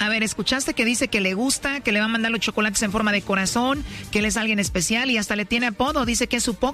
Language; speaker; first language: Spanish; native; Spanish